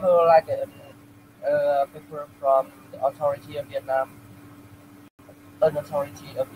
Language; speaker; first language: English; non-native, learner; Vietnamese